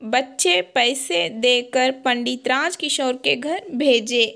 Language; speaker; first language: Hindi; non-native, local second language; Kannada